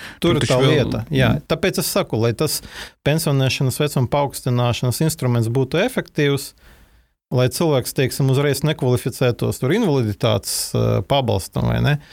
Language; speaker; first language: Latvian; non-native, local second language; Russian